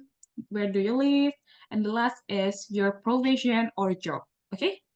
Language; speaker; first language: English; non-native, learner; Indonesian